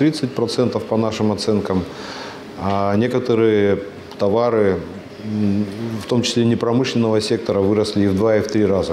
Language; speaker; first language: Russian; native; Russian